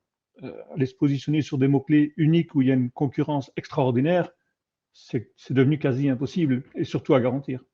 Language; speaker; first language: French; native; French